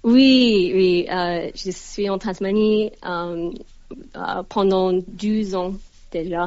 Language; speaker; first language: French; non-native, learner; English